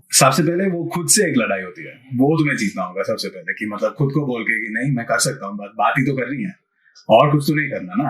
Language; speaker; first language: Hindi; non-native, local second language; Malayalam